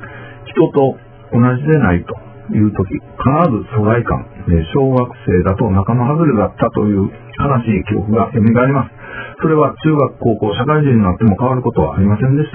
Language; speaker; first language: Japanese; native; Japanese